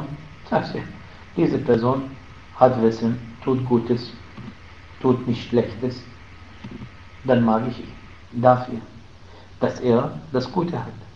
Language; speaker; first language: German; non-native, fluent; Arabic